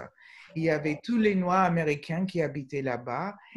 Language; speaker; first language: French; non-native, fluent; English